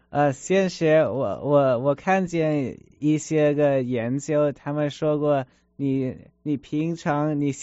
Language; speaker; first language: Chinese; early bilingual, heritage; Chinese